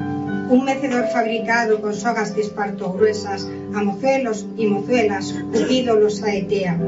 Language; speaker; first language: Spanish; native; Spanish